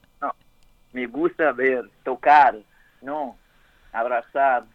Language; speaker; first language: Spanish; non-native, learner; Portuguese